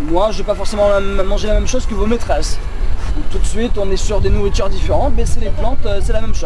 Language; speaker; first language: French; native; French